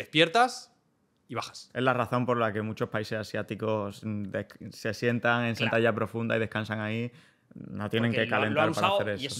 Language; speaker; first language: Spanish; native; Spanish